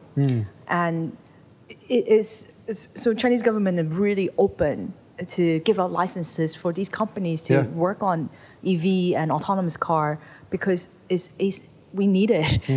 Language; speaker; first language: English; non-native, local second language; Cantonese